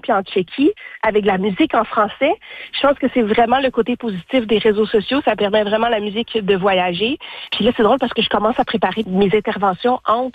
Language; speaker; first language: French; native; French